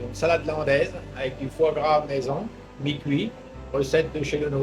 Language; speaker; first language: French; native; French